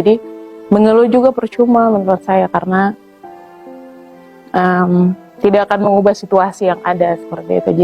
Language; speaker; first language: Indonesian; non-native, local second language; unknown